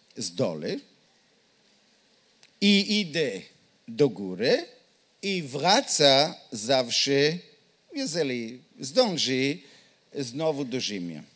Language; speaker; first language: Polish; non-native, learner; Hebrew